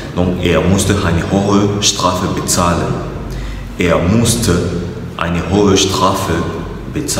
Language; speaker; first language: German; non-native, fluent; French